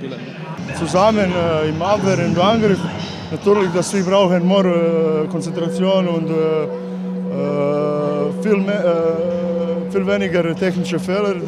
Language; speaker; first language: German; non-native, learner; Croatian